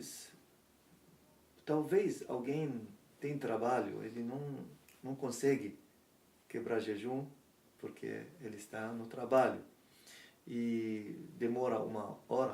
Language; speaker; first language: Portuguese; non-native, learner; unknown